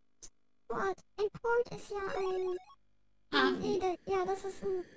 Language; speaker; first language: German; early bilingual, other home language; Japanese